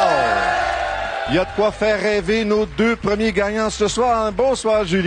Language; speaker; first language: French; native; French